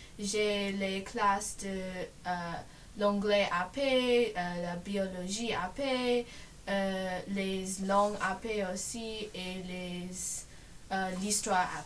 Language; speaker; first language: French; non-native, learner; English